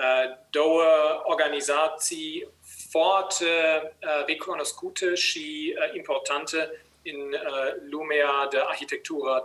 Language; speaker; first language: Romanian; non-native, learner; German